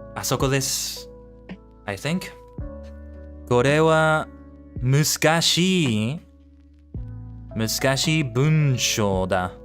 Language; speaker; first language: Japanese; non-native, learner; English